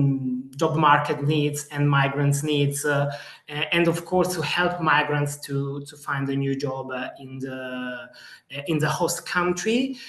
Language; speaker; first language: English; non-native, fluent; Italian